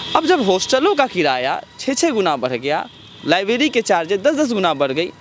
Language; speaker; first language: Hindi; native; Hindi